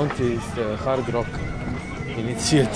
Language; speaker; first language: German; non-native, fluent; Serbian